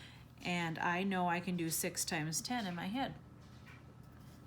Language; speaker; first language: English; native; English